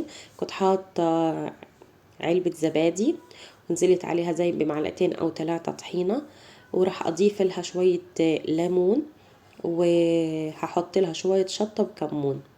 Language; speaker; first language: Arabic; native; Arabic